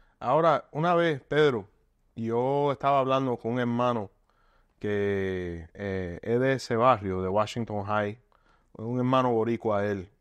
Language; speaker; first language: Spanish; early bilingual, heritage; Spanish